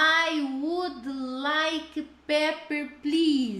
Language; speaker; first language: English; non-native, fluent; Portuguese